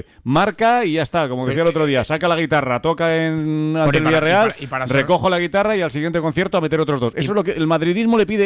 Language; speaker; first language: Spanish; native; Spanish